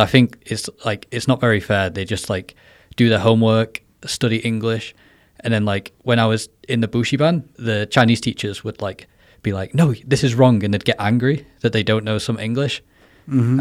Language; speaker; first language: English; native; English